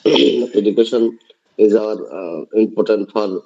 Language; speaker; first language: English; non-native, learner; Bangla